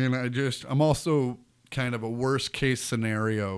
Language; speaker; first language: English; native; English